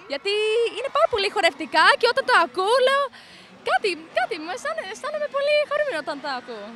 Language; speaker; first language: Greek; early bilingual, heritage; English